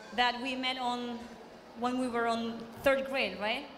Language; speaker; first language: English; non-native, fluent; Turkish